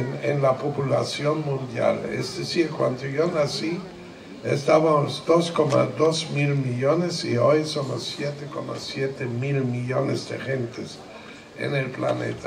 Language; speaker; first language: Spanish; non-native, fluent; German